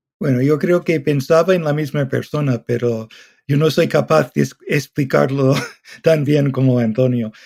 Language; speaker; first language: Spanish; non-native, fluent; English